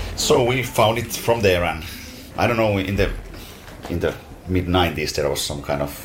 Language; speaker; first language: English; non-native, fluent; Finnish